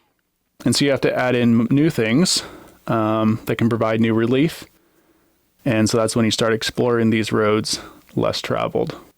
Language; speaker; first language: English; native; English